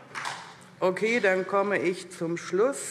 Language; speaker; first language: German; native; German